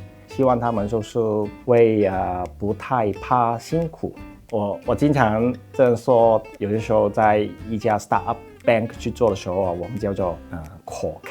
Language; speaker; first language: Chinese; non-native, local second language; Cantonese